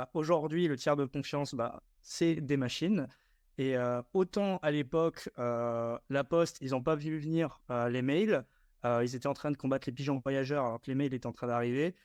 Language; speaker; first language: French; native; French